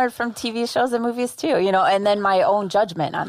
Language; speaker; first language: English; native; English